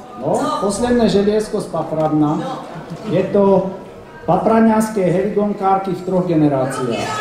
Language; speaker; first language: Slovak; native; Slovak